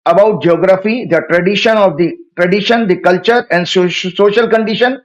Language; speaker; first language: English; non-native, local second language; Hindi